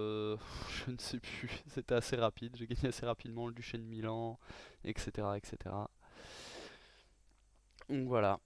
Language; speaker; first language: French; native; French